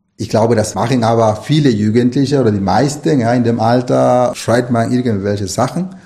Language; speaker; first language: German; non-native, fluent; Spanish